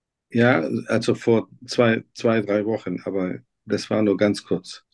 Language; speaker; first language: German; non-native, fluent; Turkish